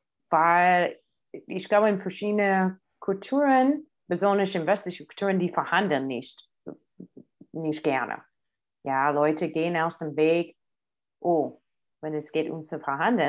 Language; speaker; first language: German; non-native, fluent; English